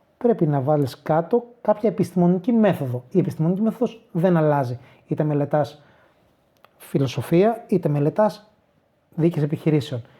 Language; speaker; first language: Greek; native; Greek